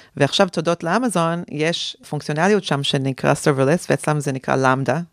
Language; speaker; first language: Hebrew; early bilingual, heritage; Hebrew